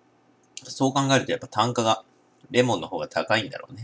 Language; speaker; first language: Japanese; native; Japanese